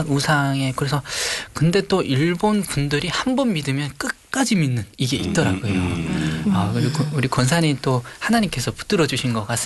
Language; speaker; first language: Korean; native; Korean